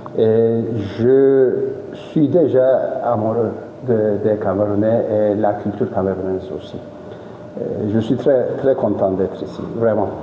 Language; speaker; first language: French; non-native, fluent; Turkish